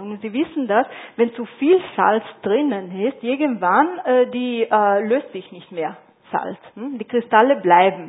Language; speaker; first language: German; non-native, fluent; Italian